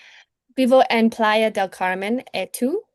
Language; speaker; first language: Spanish; non-native, learner; English